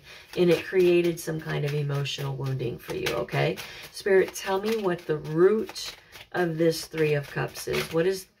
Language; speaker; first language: English; native; English